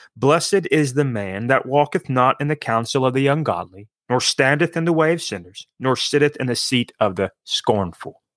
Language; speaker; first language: English; native; English